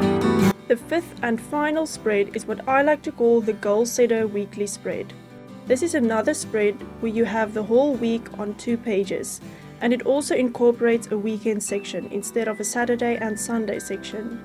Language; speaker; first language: English; native; English